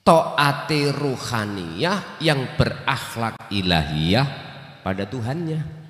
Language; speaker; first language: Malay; non-native, local second language; Javanese